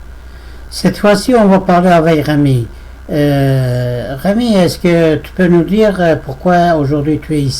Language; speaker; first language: French; non-native, fluent; Turkish